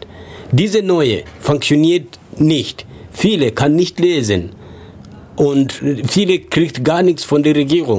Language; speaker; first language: German; non-native, fluent; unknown